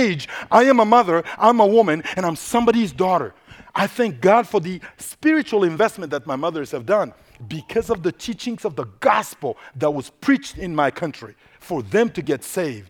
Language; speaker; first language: English; non-native, fluent; Sango